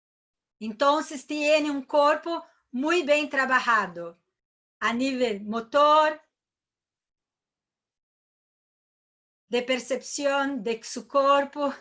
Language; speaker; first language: Spanish; non-native, learner; Portuguese